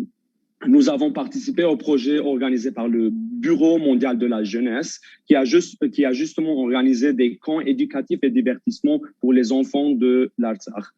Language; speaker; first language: French; non-native, local second language; Armenian